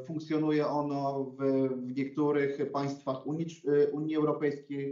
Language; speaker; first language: Polish; native; Polish